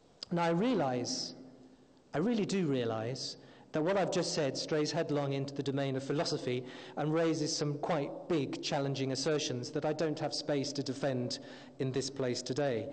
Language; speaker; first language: English; native; English